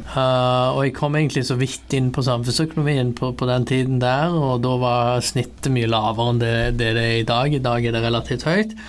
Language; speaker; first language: Norwegian; early bilingual, other home language; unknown